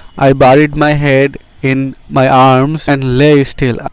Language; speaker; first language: English; non-native, local second language; Bangla